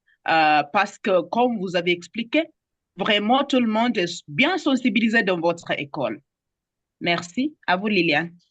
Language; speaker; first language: French; non-native, fluent; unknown